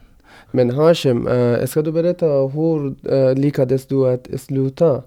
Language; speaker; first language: Swedish; non-native, fluent; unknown